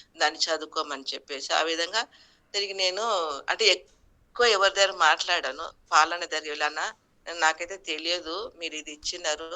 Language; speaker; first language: Telugu; non-native, local second language; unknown